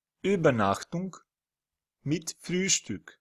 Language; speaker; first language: German; non-native, fluent; Serbian